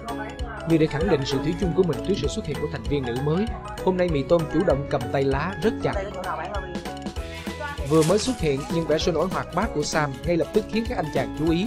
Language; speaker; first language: Vietnamese; native; Vietnamese